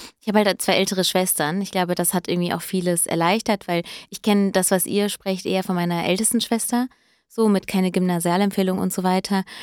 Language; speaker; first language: German; early bilingual, other home language; Italian